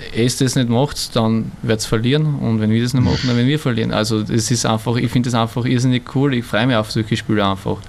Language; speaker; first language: German; native; German